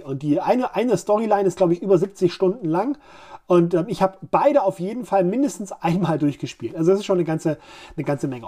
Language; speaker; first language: German; native; German